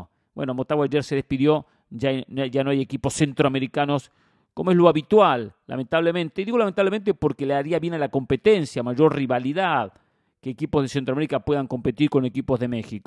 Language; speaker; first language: Spanish; native; Spanish